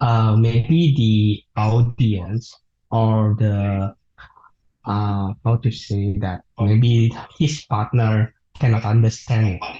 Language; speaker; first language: English; non-native, learner; Indonesian